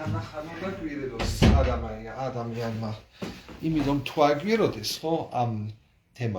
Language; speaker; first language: Georgian; early bilingual, heritage; Georgian